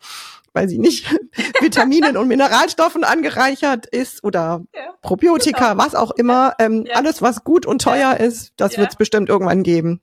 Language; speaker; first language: German; native; German